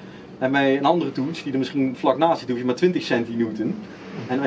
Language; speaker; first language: Dutch; native; Dutch